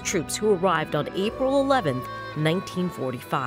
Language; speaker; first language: English; native; English